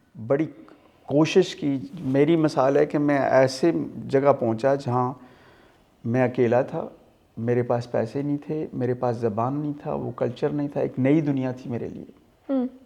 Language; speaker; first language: Urdu; non-native, local second language; Punjabi